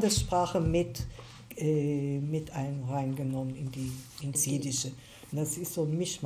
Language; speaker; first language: German; early bilingual, heritage; German